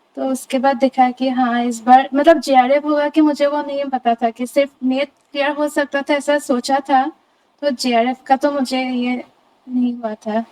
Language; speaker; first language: Hindi; non-native, local second language; Assamese